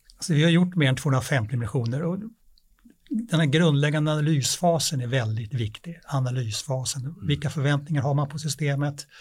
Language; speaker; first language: Swedish; native; Swedish